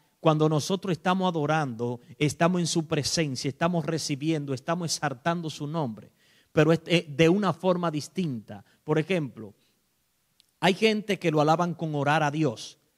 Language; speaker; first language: Spanish; native; Spanish